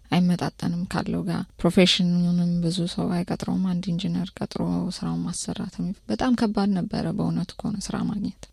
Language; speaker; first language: Amharic; native; Amharic